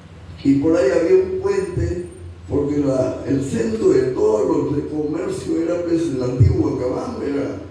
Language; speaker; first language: Spanish; native; Spanish